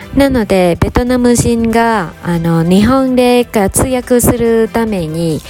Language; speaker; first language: Japanese; non-native, fluent; Vietnamese